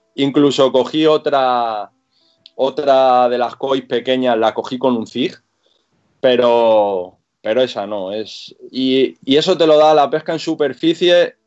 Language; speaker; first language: Spanish; native; Spanish